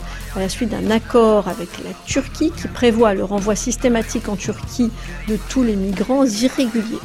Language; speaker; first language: French; native; French